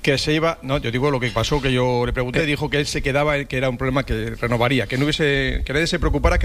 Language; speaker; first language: Spanish; native; Spanish